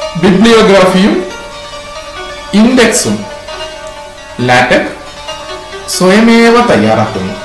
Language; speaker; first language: Malayalam; native; Malayalam